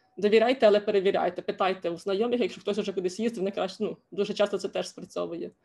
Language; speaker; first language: Ukrainian; native; Ukrainian